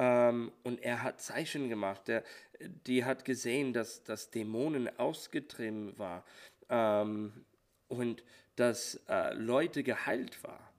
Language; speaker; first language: German; non-native, learner; English